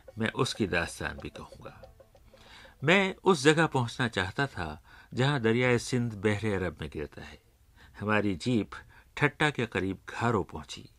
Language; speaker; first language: Urdu; native; Urdu